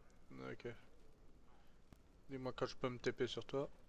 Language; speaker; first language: French; native; French